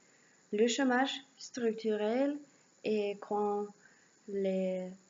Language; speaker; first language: French; non-native, learner; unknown